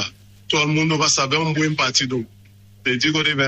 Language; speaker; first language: Spanish; non-native, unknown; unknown